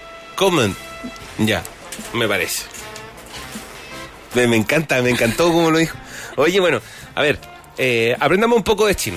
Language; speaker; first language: Spanish; native; Spanish